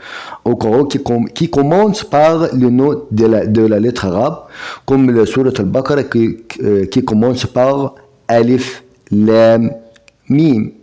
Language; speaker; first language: French; non-native, fluent; Arabic